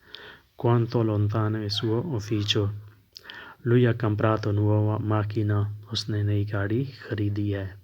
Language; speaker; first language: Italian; non-native, learner; Urdu